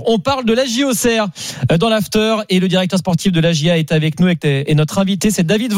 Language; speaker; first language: French; native; French